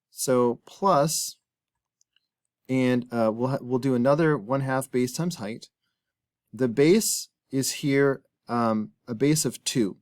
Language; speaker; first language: English; native; English